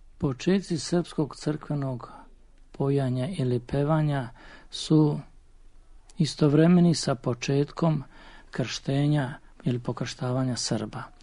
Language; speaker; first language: Serbian; native; Serbian